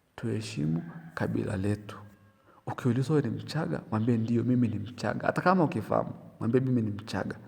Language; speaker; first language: Swahili; non-native, local second language; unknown